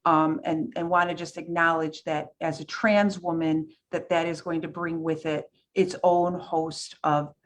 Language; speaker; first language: English; native; English